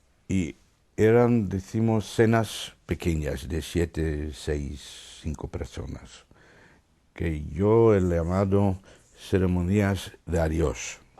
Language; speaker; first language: Spanish; non-native, fluent; Dutch